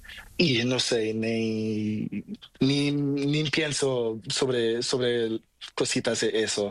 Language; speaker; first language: Spanish; non-native, learner; Portuguese